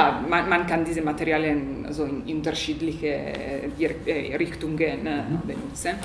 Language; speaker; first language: German; non-native, learner; Italian